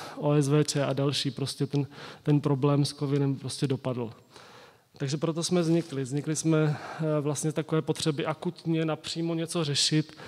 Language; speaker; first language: Czech; native; Czech